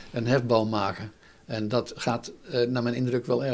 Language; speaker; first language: Dutch; native; Dutch